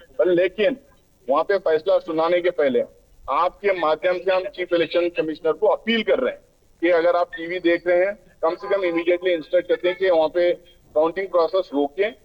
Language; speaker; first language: Hindi; non-native, local second language; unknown